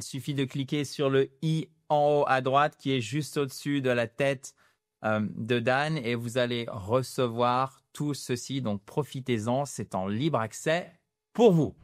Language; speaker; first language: French; native; French